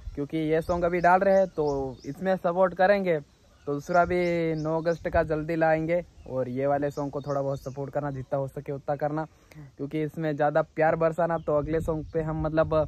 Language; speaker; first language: Hindi; non-native, local second language; Gujarati